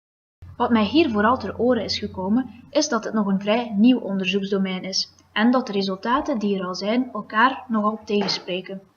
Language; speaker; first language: Dutch; native; Dutch